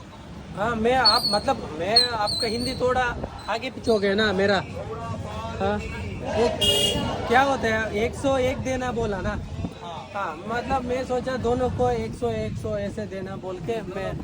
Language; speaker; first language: Hindi; non-native, local second language; Kannada